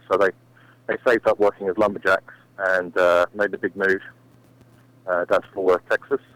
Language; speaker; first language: English; native; English